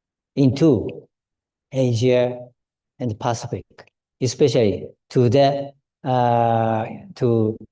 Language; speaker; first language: English; non-native, learner; Japanese